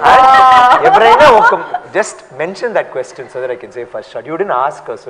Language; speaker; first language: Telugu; non-native, fluent; Tamil